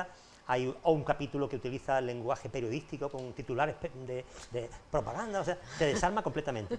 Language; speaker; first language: Spanish; native; Spanish